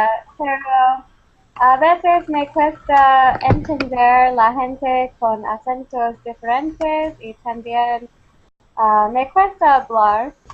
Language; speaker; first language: Spanish; non-native, learner; English